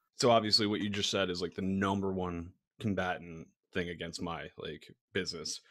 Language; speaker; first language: English; native; English